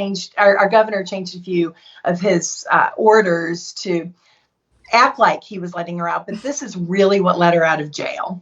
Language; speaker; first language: English; native; English